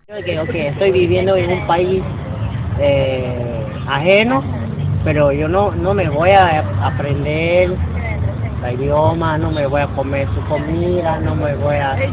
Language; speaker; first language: Spanish; non-native, learner; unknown